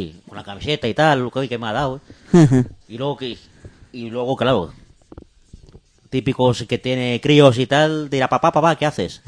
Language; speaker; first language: Spanish; native; Spanish